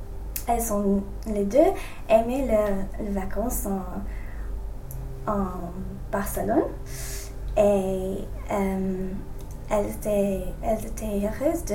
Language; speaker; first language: French; non-native, learner; English